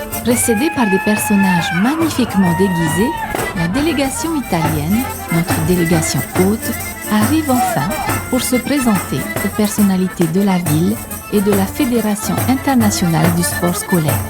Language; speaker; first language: French; native; French